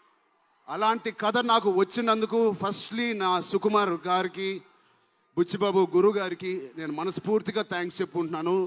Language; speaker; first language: Telugu; native; Telugu